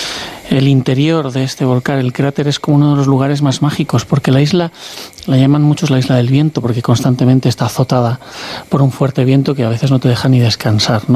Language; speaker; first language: Spanish; native; Spanish